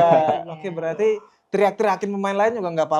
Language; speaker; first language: Indonesian; native; Indonesian